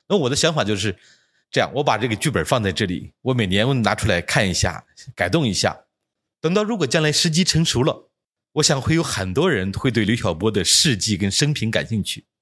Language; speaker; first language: Chinese; native; Chinese